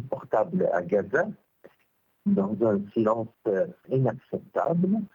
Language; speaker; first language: French; non-native, local second language; Arabic